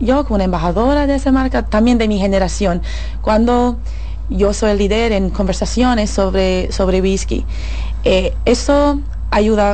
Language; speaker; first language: Spanish; non-native, fluent; English